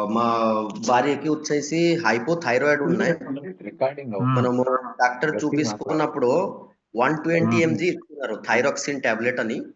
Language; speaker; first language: Telugu; non-native, local second language; Bangla